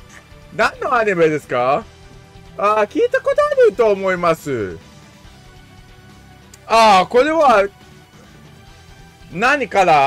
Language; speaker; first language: Japanese; non-native, learner; English